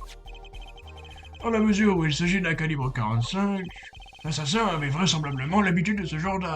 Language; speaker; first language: French; native; French